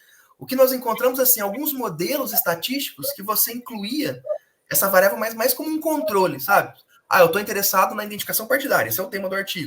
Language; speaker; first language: Portuguese; native; Portuguese